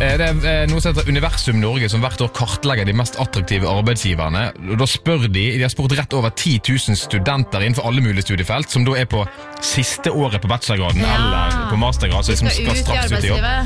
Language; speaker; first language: Norwegian; native; Norwegian